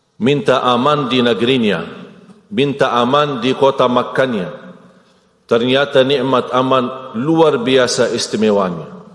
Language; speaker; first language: Malay; non-native, fluent; Arabic